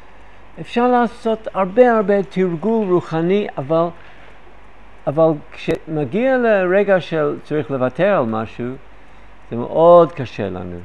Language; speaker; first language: Hebrew; non-native, fluent; English